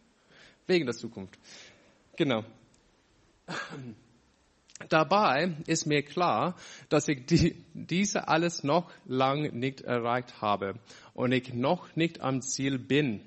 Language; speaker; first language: German; non-native, fluent; English